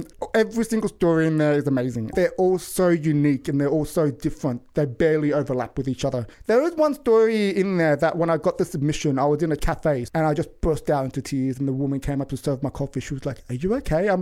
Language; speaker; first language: English; native; English